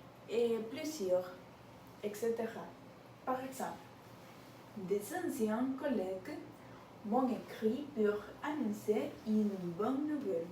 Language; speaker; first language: French; non-native, learner; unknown